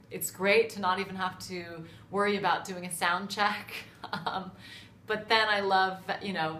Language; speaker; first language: English; native; English